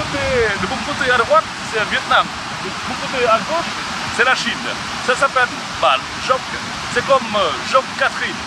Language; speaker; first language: French; non-native, fluent; Vietnamese